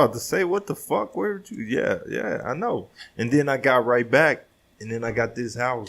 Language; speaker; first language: English; native; English